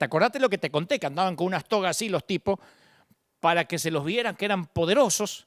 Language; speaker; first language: Spanish; native; Spanish